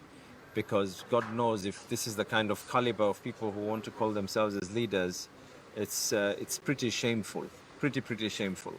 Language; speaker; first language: English; non-native, local second language; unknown